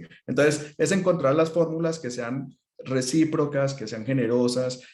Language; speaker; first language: Spanish; native; Spanish